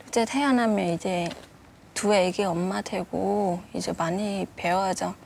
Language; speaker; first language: Korean; non-native, fluent; Vietnamese